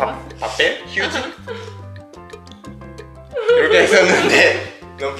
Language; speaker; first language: Spanish; non-native, learner; Japanese